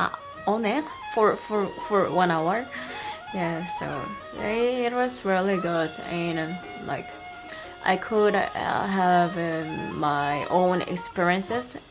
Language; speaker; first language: English; non-native, learner; Korean